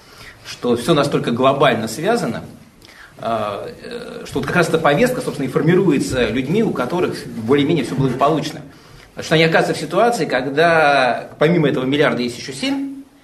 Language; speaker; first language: Russian; native; Russian